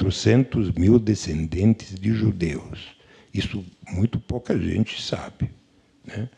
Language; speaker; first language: Portuguese; non-native, fluent; Bulgarian